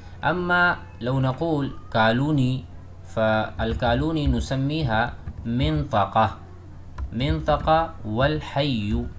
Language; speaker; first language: Arabic; non-native, fluent; Urdu